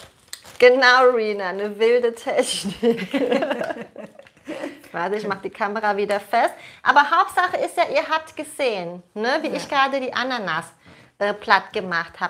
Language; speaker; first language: German; native; German